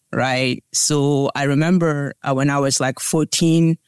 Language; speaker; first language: English; non-native, local second language; Tsonga